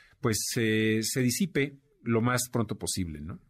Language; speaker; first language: Spanish; native; Spanish